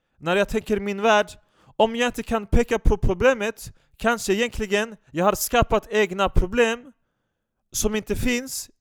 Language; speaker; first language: Swedish; non-native, fluent; Turkish